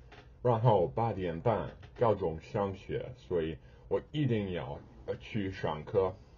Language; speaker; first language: Chinese; non-native, learner; English